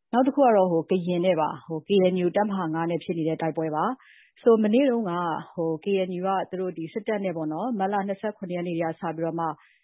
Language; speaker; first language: Burmese; native; Burmese